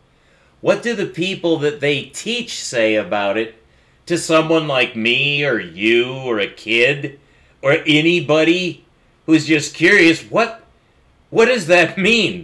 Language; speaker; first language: English; native; English